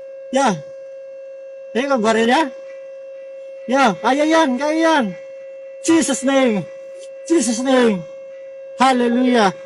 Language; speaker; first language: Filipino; non-native, local second language; Cebuano